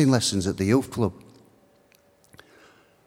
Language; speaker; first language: English; native; English